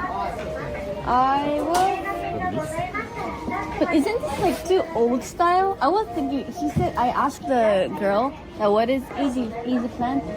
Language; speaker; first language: English; non-native, learner; Korean